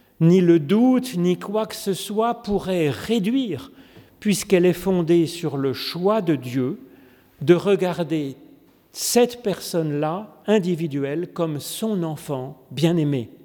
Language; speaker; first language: French; native; French